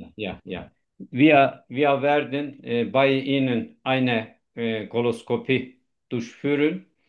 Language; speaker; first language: German; non-native, learner; Turkish